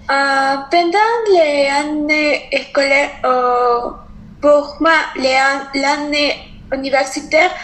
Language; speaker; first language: French; non-native, learner; Spanish